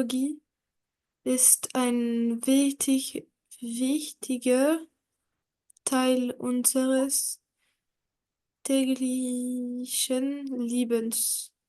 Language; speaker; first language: German; non-native, learner; French